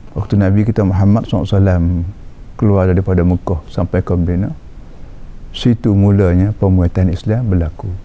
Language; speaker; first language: Malay; native; Malay